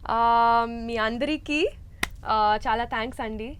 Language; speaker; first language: Telugu; non-native, learner; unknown